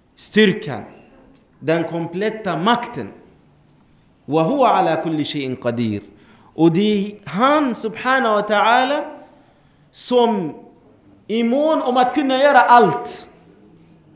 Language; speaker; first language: Swedish; non-native, fluent; Arabic